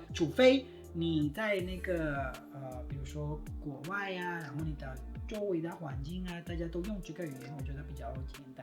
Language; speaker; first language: Chinese; non-native, fluent; Spanish